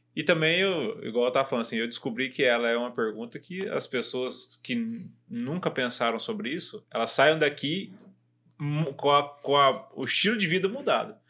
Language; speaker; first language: Portuguese; native; Portuguese